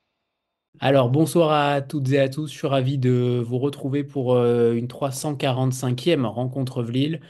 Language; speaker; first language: French; native; French